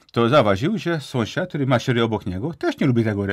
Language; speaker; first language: Polish; non-native, fluent; Hungarian